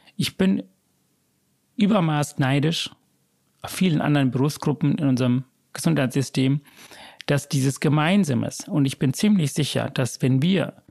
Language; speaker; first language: German; early bilingual, other home language; Sinhala